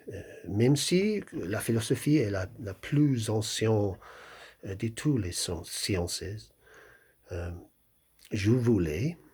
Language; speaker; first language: French; non-native, fluent; English